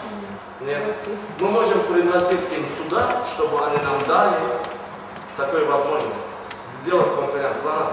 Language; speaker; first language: Russian; non-native, learner; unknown